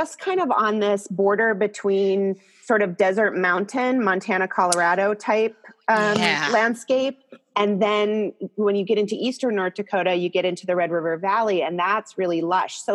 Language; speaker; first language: English; native; English